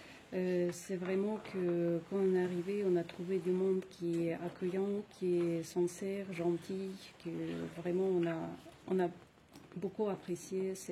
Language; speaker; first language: French; non-native, fluent; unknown